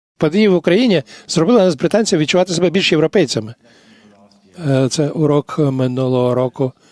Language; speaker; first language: Ukrainian; non-native, fluent; English